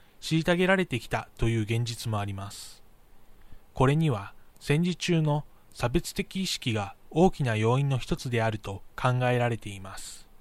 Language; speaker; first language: Japanese; native; Japanese